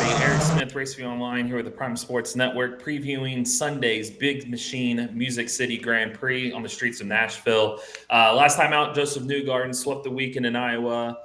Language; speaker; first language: English; native; English